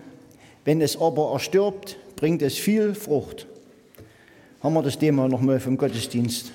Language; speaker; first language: German; native; German